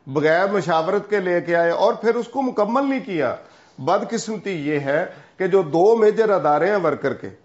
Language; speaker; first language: Urdu; non-native, local second language; Punjabi